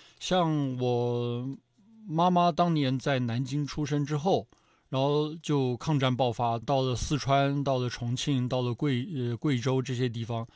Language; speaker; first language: Chinese; native; Chinese